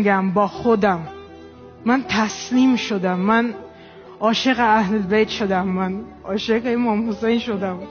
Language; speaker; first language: Persian; non-native, fluent; Portuguese